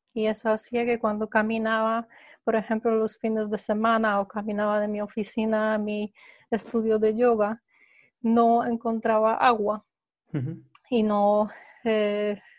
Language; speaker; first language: Spanish; non-native, fluent; Polish